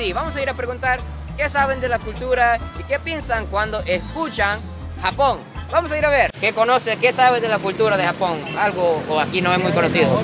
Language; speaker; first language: Spanish; non-native, fluent; Japanese